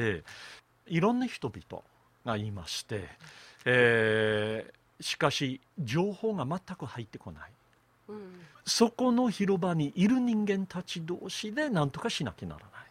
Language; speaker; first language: Japanese; non-native, fluent; English